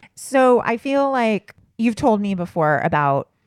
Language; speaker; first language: English; native; English